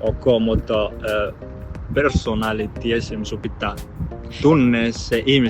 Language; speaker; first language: Finnish; non-native, learner; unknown